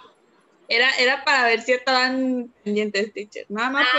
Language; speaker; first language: Spanish; native; Spanish